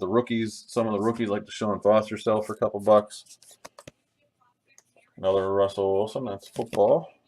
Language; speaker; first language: English; native; English